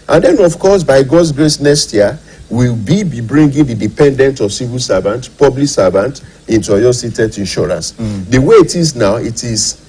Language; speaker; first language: English; non-native, local second language; Yoruba